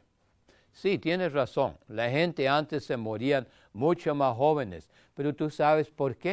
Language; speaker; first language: Spanish; non-native, fluent; German